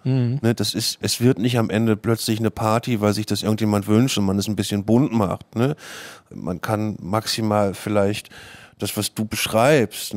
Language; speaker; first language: German; native; German